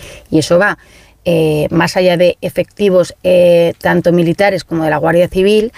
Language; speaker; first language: Spanish; native; Spanish